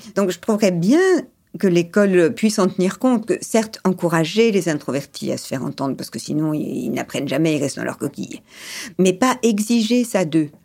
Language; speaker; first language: French; early bilingual, other home language; English